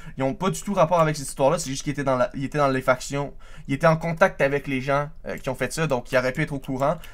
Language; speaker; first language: French; native; French